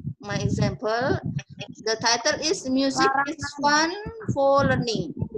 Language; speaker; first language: English; non-native, fluent; Indonesian